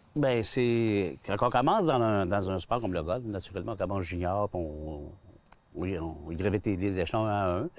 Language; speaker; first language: French; native; French